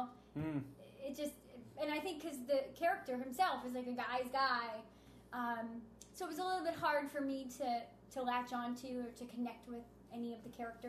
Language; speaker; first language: English; native; English